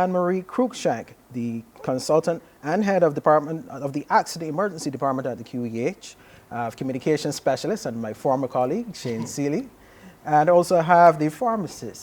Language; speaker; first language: English; native; English